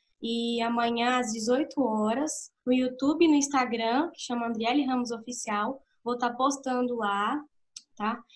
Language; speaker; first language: Portuguese; native; Portuguese